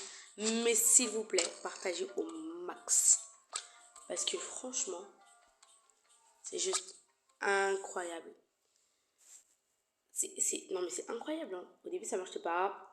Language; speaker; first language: French; native; French